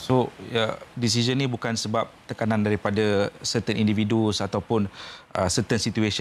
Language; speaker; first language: Malay; native; Malay